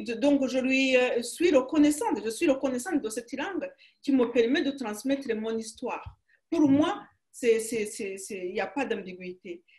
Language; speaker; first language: French; non-native, local second language; Kinyarwanda